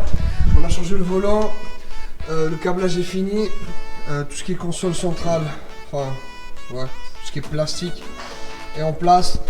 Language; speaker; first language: French; native; French